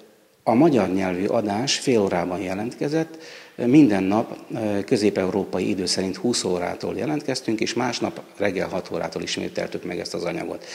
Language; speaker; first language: Hungarian; native; Hungarian